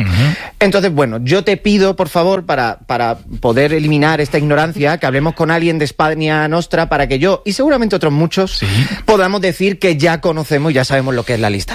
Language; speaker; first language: Spanish; native; Spanish